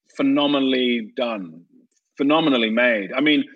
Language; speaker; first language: English; native; English